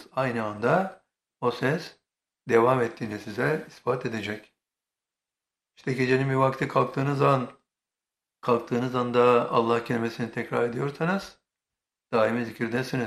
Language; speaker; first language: Turkish; native; Turkish